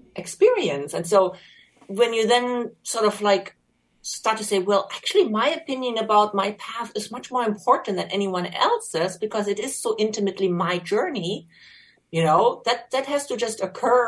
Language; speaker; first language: English; non-native, fluent; German